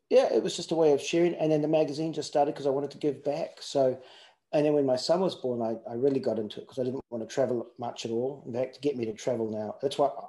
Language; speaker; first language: English; native; English